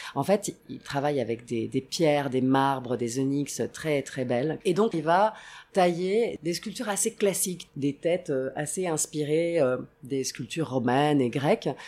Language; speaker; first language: French; non-native, fluent; Italian